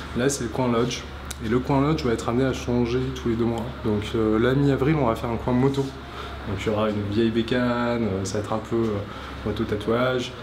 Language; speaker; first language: French; native; French